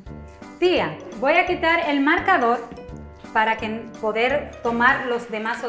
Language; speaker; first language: Spanish; native; Spanish